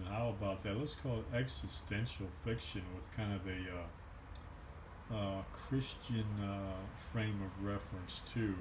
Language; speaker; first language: English; native; English